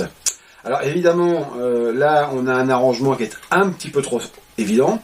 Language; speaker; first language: French; native; French